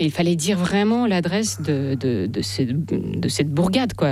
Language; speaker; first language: French; non-native, fluent; Russian